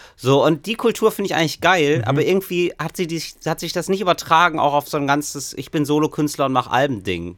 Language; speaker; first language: German; native; German